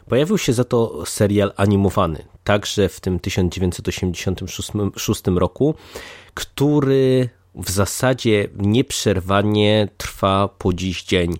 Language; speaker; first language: Polish; native; Polish